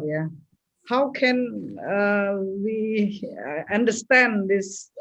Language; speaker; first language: English; non-native, local second language; Indonesian